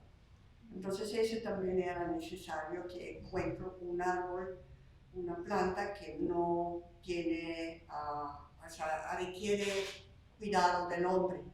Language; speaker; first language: Spanish; non-native, fluent; Slovak